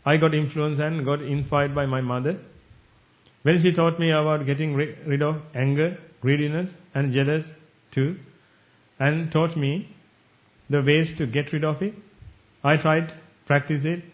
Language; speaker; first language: English; non-native, local second language; Sinhala